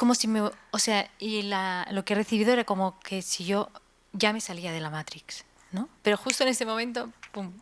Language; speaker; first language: Spanish; native; Spanish